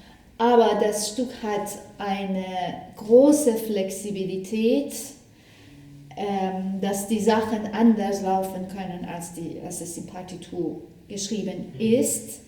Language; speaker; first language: German; non-native, fluent; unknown